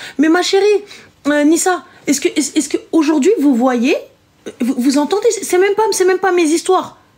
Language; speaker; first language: French; early bilingual, other home language; Arabic